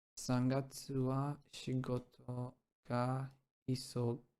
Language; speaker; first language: Japanese; non-native, learner; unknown